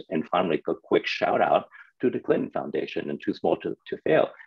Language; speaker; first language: English; non-native, local second language; Cantonese